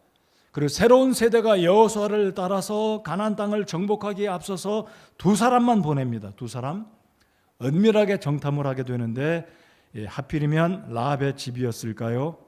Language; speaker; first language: Korean; native; Korean